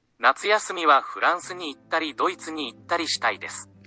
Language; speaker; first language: Japanese; non-native, learner; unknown